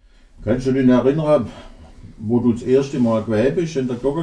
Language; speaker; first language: German; native; German